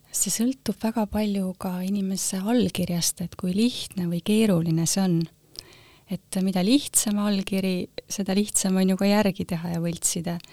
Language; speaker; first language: Estonian; native; Estonian